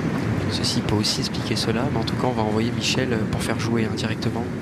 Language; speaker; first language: French; native; French